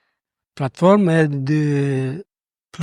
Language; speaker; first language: French; non-native, learner; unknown